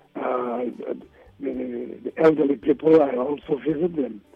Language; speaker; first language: English; non-native, local second language; Shona